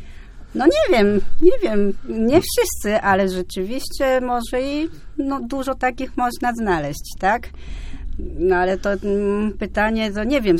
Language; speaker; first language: Polish; non-native, fluent; Japanese